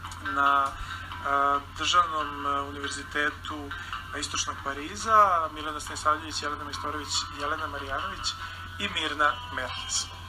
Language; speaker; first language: Serbian; native; Serbian